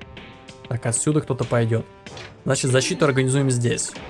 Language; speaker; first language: Russian; native; Russian